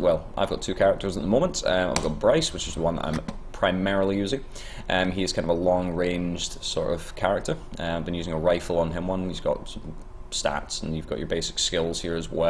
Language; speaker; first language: English; native; English